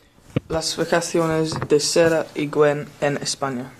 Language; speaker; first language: Spanish; non-native, learner; English